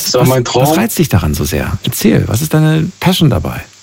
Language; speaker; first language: German; native; German